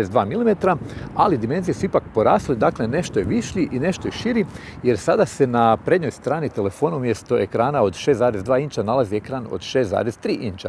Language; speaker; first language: Croatian; native; Croatian